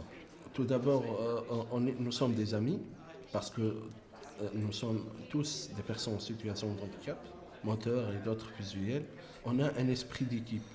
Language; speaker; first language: French; non-native, local second language; Arabic